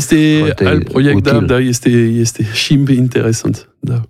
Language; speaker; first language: Romanian; non-native, learner; French